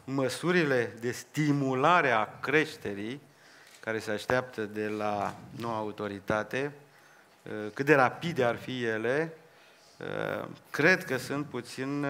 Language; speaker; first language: Romanian; native; Romanian